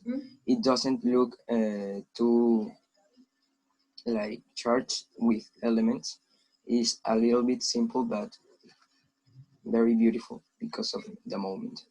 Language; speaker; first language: English; non-native, fluent; Spanish